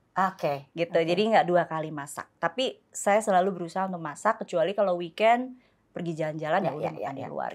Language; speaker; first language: Indonesian; native; Indonesian